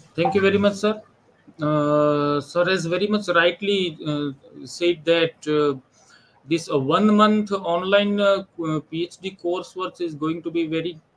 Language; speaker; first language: English; non-native, local second language; Gujarati